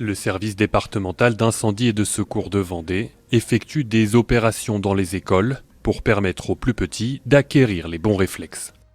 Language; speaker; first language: French; native; French